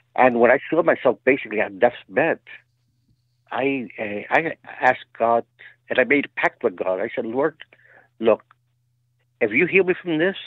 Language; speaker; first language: English; native; English